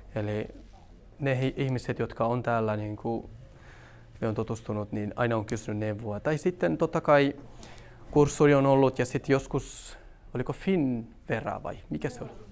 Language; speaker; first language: Finnish; non-native, fluent; Central Kurdish